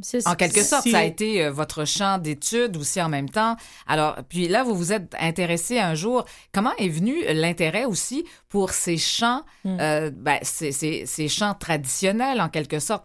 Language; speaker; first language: French; native; French